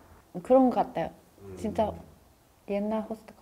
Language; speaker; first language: Korean; non-native, fluent; Japanese